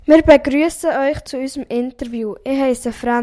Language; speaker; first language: German; native; German